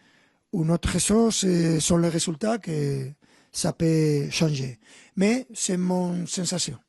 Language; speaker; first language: French; non-native, fluent; Spanish